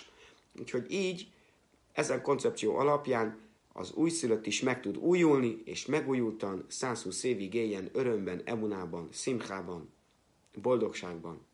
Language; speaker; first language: Hungarian; native; Hungarian